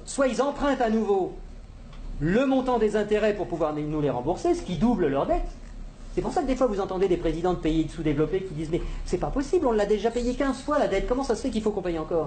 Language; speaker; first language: French; native; French